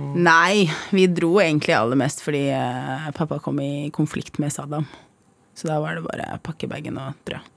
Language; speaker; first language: Norwegian; early bilingual, other home language; Arabic